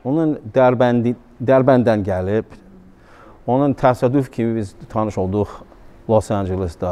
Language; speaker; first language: Azerbaijani; non-native, learner; English